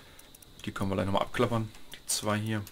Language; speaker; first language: German; native; German